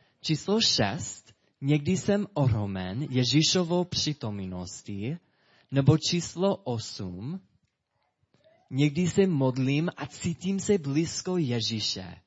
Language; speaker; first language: Czech; non-native, fluent; English